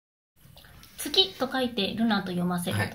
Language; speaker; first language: Japanese; native; Japanese